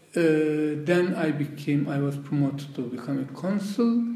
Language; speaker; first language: English; non-native, fluent; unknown